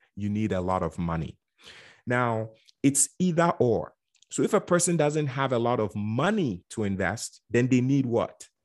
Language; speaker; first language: English; non-native, local second language; Akan